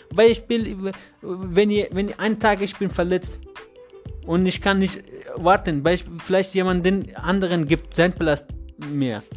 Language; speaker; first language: German; non-native, learner; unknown